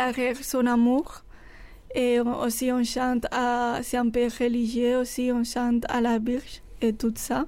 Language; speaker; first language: French; non-native, learner; Spanish